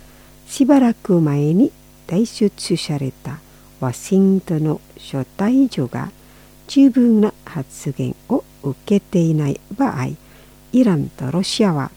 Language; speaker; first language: Japanese; non-native, fluent; Indonesian